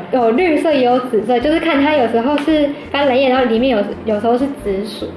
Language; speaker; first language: Chinese; native; Chinese